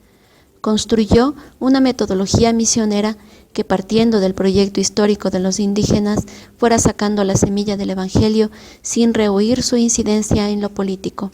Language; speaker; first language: Spanish; native; Spanish